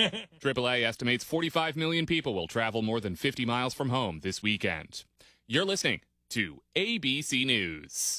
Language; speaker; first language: English; native; English